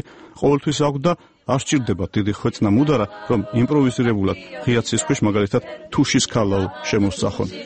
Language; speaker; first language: Georgian; native; Georgian